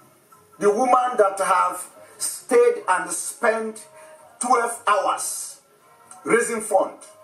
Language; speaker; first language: English; non-native, local second language; Igbo